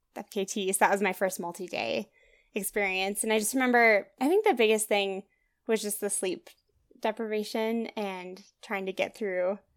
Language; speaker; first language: English; native; English